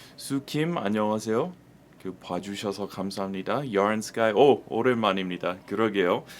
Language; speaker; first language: Korean; non-native, fluent; English